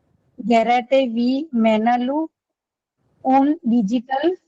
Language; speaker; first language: German; non-native, learner; Gujarati